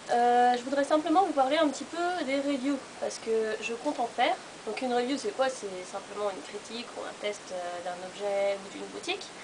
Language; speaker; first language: French; native; French